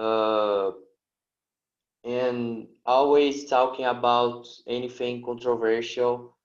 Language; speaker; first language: English; non-native, learner; Portuguese